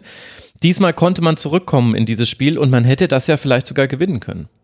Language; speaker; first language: German; native; German